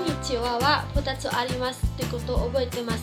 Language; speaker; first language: Japanese; non-native, fluent; Filipino